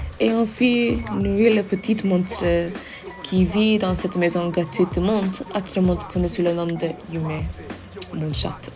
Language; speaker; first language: French; non-native, learner; English